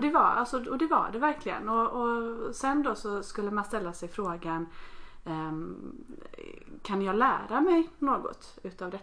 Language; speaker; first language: Swedish; native; Swedish